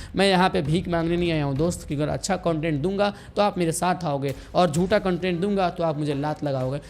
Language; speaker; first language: Hindi; native; Hindi